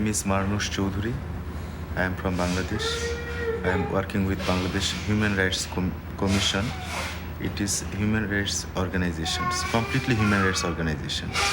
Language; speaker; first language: English; non-native, learner; Bangla